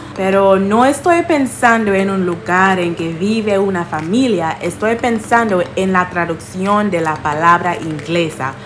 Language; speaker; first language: Spanish; non-native, fluent; English